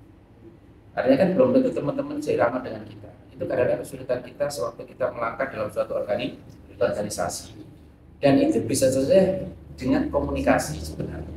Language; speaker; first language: Indonesian; native; Indonesian